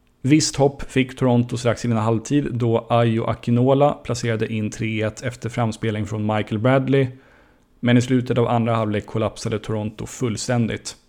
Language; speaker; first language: Swedish; native; Swedish